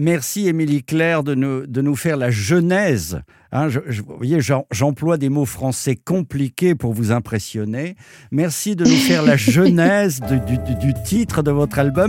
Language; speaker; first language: French; native; French